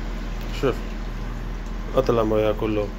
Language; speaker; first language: Arabic; non-native, learner; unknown